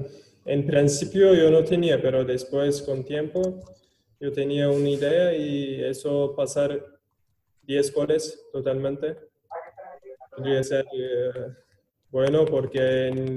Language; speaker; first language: Spanish; non-native, learner; Turkish